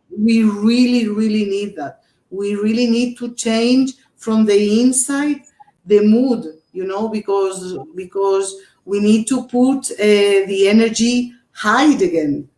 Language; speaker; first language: English; non-native, learner; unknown